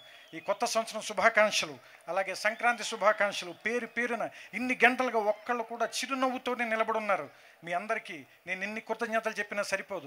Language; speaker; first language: Telugu; native; Telugu